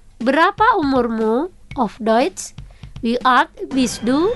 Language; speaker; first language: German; non-native, fluent; Indonesian